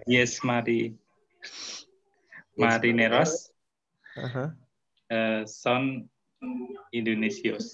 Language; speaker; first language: Spanish; non-native, learner; Indonesian